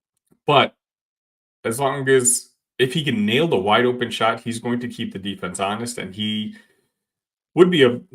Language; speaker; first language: English; native; English